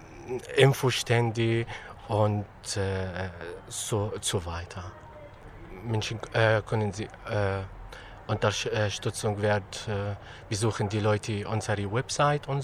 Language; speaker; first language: German; non-native, fluent; Arabic